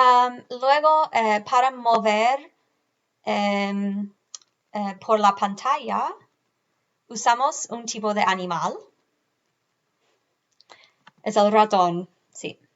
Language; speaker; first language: Spanish; non-native, fluent; English